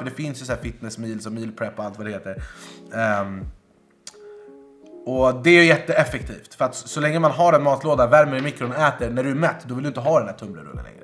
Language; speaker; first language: Swedish; native; Swedish